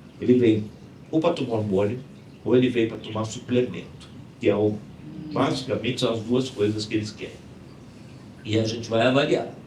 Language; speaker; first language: Portuguese; native; Portuguese